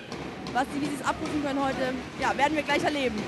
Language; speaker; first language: German; native; German